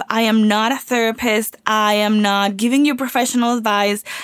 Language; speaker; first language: English; non-native, fluent; Spanish